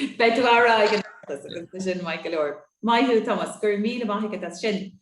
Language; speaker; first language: Irish; native; Irish